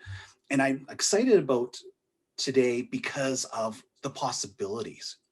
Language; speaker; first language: English; native; English